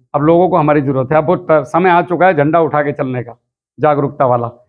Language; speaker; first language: Hindi; native; Hindi